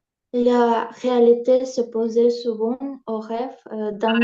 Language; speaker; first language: French; non-native, learner; Ukrainian